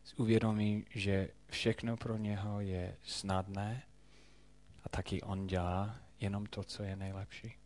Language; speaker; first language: Czech; non-native, fluent; English